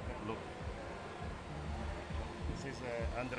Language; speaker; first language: English; non-native, learner; Portuguese